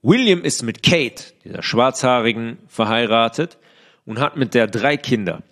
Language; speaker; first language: German; native; German